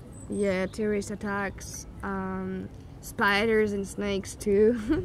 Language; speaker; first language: English; non-native, fluent; French